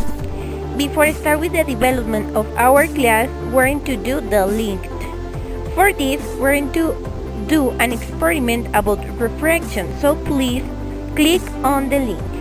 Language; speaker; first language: English; non-native, fluent; Spanish